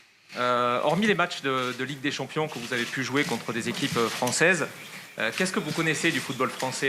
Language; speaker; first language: French; native; French